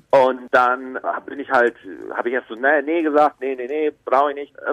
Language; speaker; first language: German; native; German